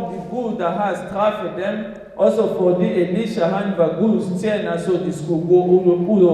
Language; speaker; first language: Danish; non-native, fluent; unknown